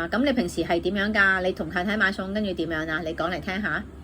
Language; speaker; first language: Cantonese; native; Cantonese